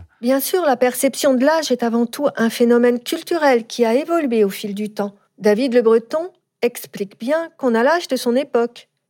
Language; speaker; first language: French; native; French